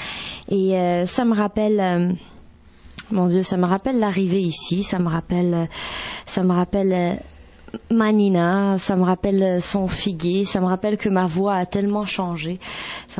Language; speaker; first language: French; non-native, local second language; Arabic